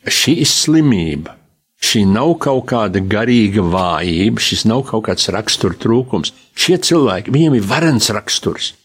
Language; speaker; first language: Latvian; early bilingual, heritage; Latvian